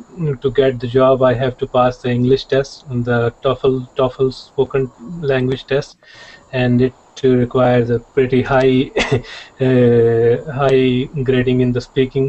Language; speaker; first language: English; non-native, learner; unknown